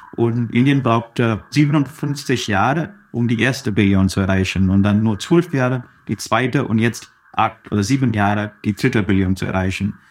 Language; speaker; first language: German; non-native, fluent; Telugu